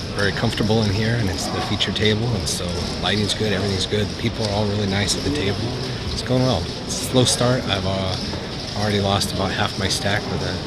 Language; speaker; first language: English; native; English